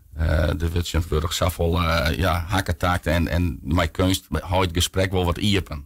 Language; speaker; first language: Dutch; non-native, local second language; Western Frisian